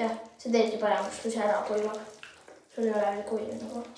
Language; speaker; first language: Estonian; early bilingual, heritage; Estonian